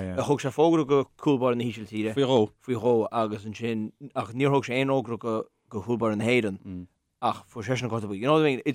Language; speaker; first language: Irish; non-native, local second language; English